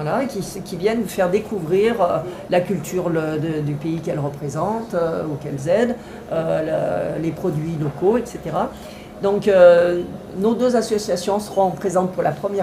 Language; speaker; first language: French; native; French